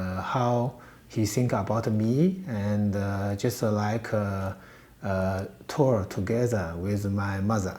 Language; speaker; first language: English; non-native, learner; Chinese